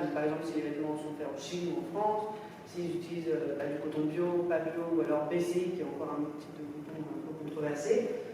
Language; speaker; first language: French; native; French